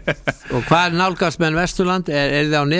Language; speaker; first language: Icelandic; native; Icelandic